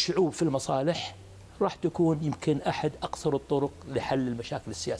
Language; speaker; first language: Arabic; native; Arabic